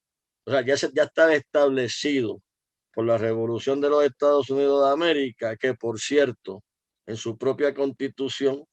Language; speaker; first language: Spanish; native; Spanish